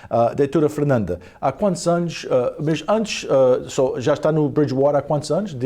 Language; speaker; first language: Portuguese; early bilingual, heritage; Portuguese